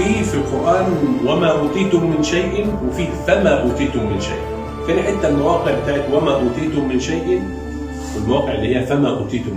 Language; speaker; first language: Arabic; native; Arabic